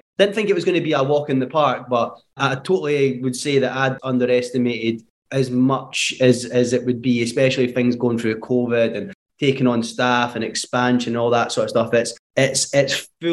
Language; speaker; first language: English; native; English